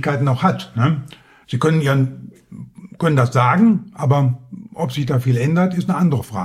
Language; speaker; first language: German; native; German